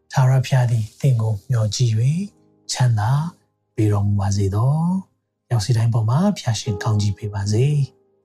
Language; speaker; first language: Burmese; native; Burmese